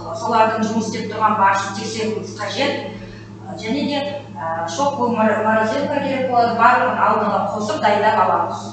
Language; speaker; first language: Kazakh; native; Kazakh